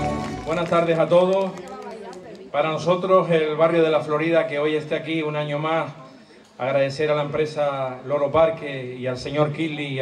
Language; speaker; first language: Spanish; native; Spanish